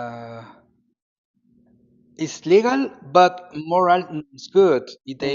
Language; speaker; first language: English; non-native, learner; Spanish